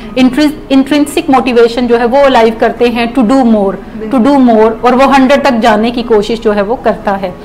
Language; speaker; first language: Urdu; native; Urdu